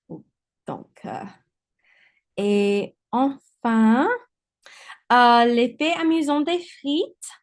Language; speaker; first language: French; non-native, learner; English